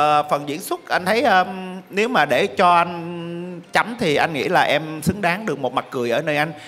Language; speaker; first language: Vietnamese; native; Vietnamese